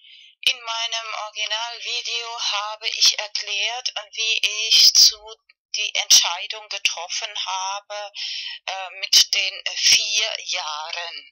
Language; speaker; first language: German; non-native, learner; Spanish